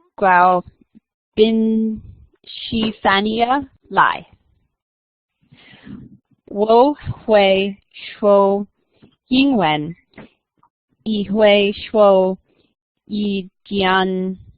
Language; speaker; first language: Chinese; non-native, learner; English